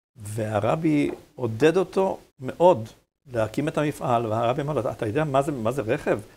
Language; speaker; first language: Hebrew; native; Hebrew